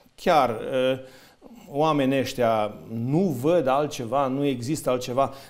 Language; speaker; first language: Romanian; native; Romanian